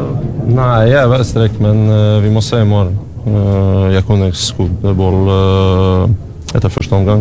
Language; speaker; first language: Norwegian; non-native, learner; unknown